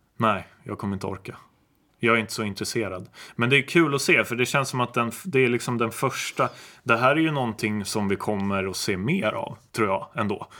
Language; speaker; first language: Swedish; native; Swedish